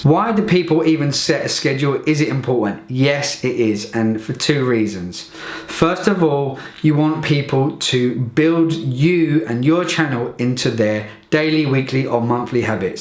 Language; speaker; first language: English; native; English